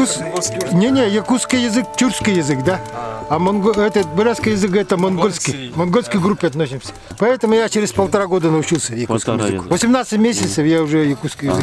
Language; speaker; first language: Russian; native; Russian